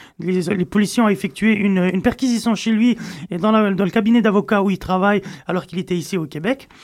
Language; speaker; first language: French; native; French